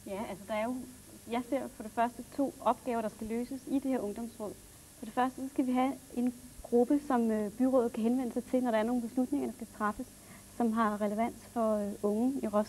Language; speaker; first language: Danish; native; Danish